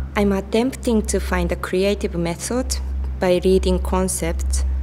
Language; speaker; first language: English; non-native, fluent; Japanese